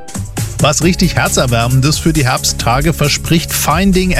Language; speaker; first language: German; native; German